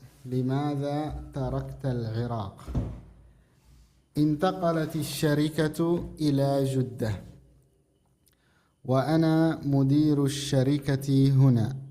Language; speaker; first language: Arabic; non-native, fluent; Indonesian